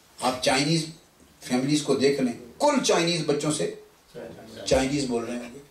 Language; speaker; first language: Urdu; non-native, local second language; Punjabi